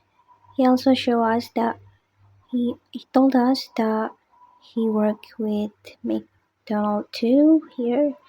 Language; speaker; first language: English; non-native, learner; Indonesian